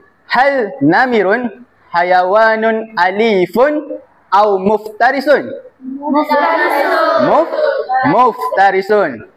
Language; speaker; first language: Arabic; non-native, learner; Malay